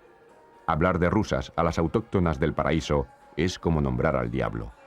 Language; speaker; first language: Spanish; native; Spanish